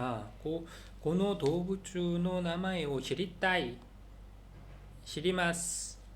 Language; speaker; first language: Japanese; non-native, learner; Korean